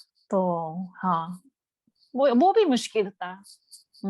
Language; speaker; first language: Hindi; non-native, learner; Japanese